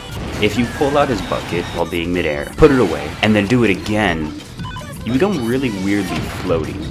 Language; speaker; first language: English; native; English